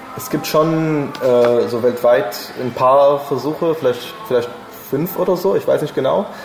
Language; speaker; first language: German; non-native, fluent; English